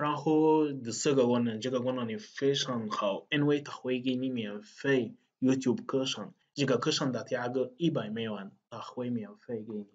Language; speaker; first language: Chinese; non-native, fluent; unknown